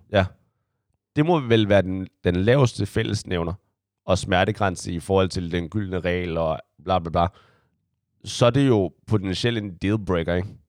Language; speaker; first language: Danish; early bilingual, other home language; Chinese